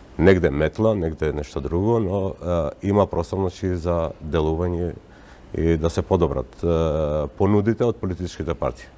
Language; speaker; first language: Macedonian; non-native, local second language; Albanian